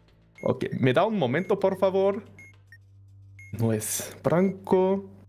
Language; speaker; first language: Spanish; non-native, learner; Portuguese